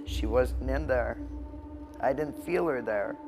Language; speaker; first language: English; non-native, local second language; French